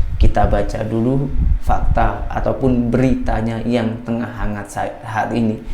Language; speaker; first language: Indonesian; native; Indonesian